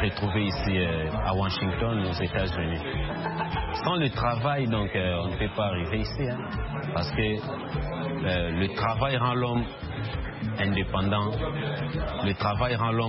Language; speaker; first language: French; non-native, local second language; Lingala